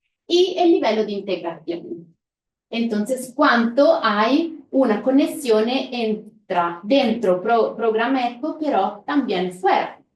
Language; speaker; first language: Spanish; non-native, fluent; Italian